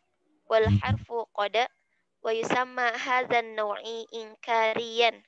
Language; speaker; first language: Arabic; non-native, learner; Indonesian